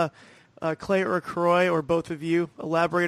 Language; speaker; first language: English; native; English